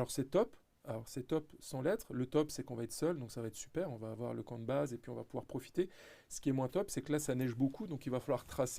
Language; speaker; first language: French; native; French